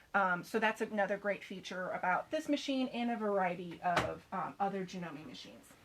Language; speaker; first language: English; native; English